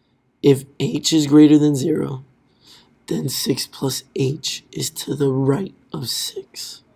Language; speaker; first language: English; native; English